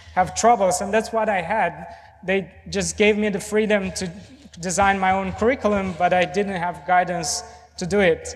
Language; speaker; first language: English; non-native, fluent; Romanian